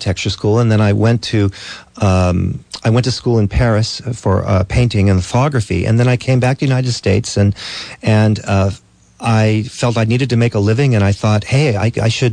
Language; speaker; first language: English; native; English